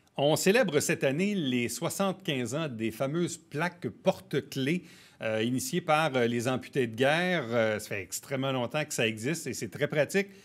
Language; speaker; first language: French; native; French